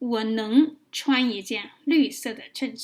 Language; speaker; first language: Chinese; non-native, fluent; English